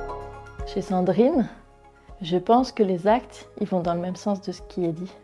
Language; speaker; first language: French; native; French